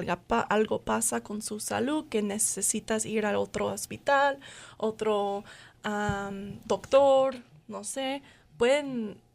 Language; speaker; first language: Spanish; non-native, learner; English